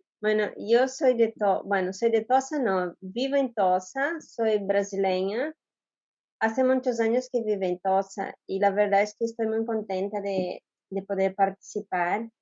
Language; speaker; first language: Spanish; non-native, fluent; Portuguese